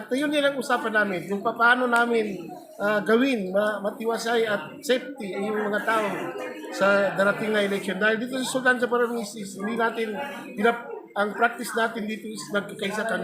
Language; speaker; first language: Filipino; non-native, local second language; Maguindanaon